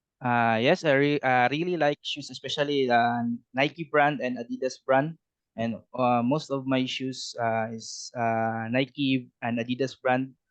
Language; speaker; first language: English; non-native, learner; Cebuano